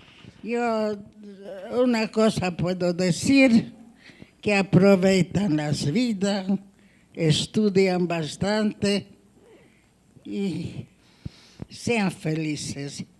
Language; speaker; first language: Spanish; non-native, learner; Hungarian